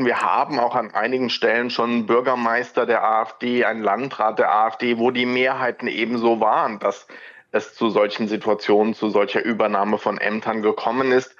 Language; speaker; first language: German; native; German